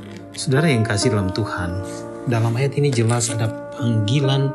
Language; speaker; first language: Indonesian; native; Indonesian